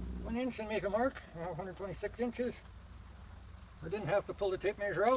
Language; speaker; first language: English; native; English